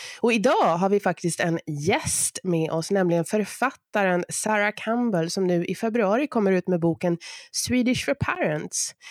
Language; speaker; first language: Swedish; native; Swedish